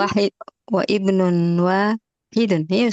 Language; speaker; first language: Arabic; non-native, learner; Indonesian